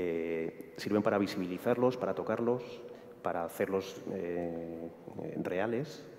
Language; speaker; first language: Spanish; native; Spanish